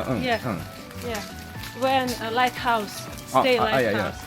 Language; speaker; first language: English; non-native, learner; Russian